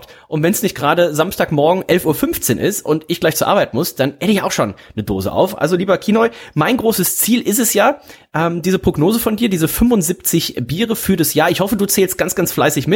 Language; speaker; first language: German; native; German